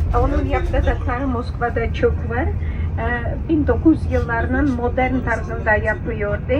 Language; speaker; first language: Turkish; non-native, fluent; Russian